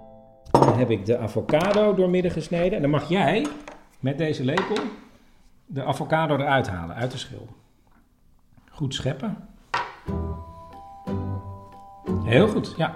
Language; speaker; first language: Dutch; native; Dutch